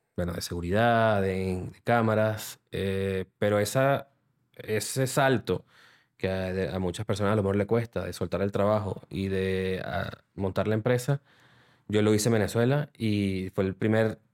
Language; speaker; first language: Spanish; native; Spanish